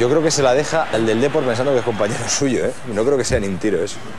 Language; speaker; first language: Spanish; native; Spanish